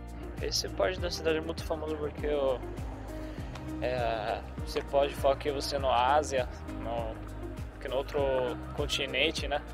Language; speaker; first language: Portuguese; non-native, fluent; Arabic